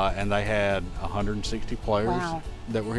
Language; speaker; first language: English; native; English